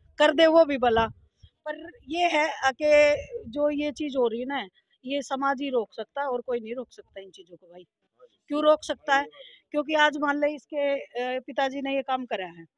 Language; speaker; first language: Hindi; native; Hindi